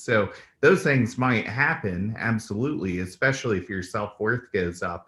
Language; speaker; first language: English; native; English